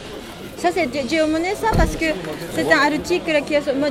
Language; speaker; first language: French; non-native, learner; Japanese